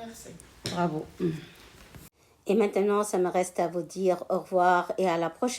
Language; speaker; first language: French; non-native, local second language; Arabic